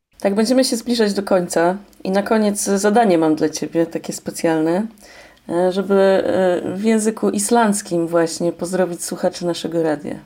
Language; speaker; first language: Polish; native; Polish